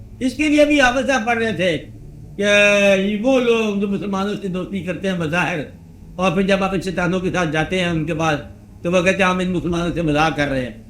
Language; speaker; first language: Urdu; non-native, local second language; Punjabi